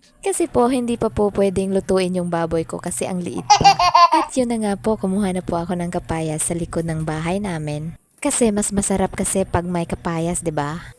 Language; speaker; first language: Filipino; non-native, local second language; Cebuano